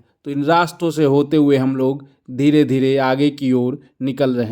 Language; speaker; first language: Hindi; native; Hindi